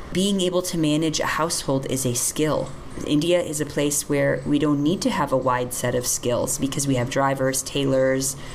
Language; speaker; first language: English; native; English